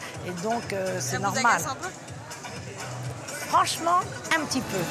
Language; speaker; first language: French; native; French